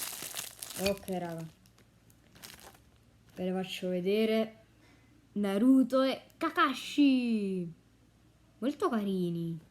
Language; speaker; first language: Italian; native; Italian